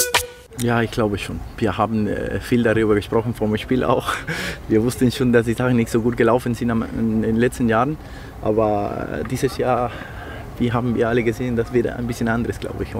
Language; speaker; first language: German; non-native, learner; Spanish